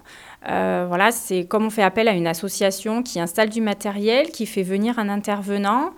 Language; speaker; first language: French; native; French